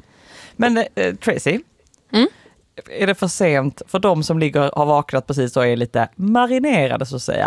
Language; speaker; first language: Swedish; native; Swedish